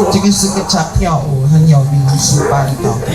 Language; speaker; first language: Chinese; non-native, learner; Indonesian